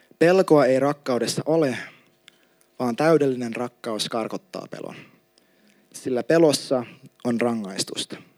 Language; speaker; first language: Finnish; native; Finnish